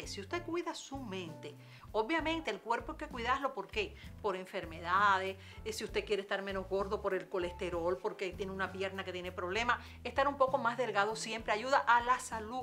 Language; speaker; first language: Spanish; native; Spanish